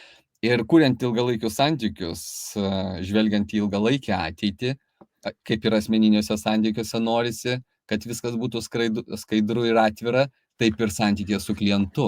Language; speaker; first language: Lithuanian; native; Lithuanian